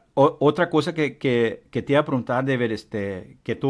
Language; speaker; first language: Spanish; early bilingual, heritage; Spanish